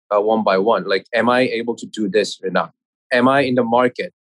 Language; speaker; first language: English; non-native, fluent; Korean